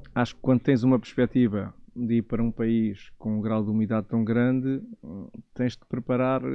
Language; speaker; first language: Portuguese; native; Portuguese